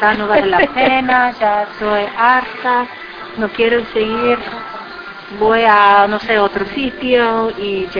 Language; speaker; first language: Spanish; non-native, fluent; English